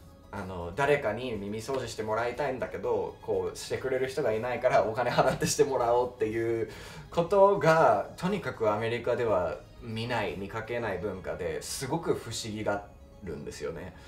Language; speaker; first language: Japanese; non-native, fluent; English